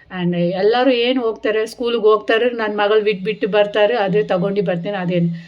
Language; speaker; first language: Kannada; non-native, local second language; Telugu